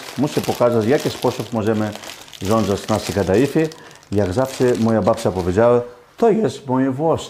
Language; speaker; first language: Polish; non-native, learner; Greek